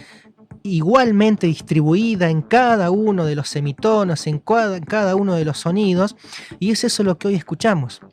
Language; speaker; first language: Spanish; native; Spanish